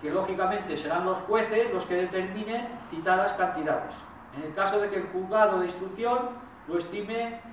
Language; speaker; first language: Spanish; non-native, local second language; Catalan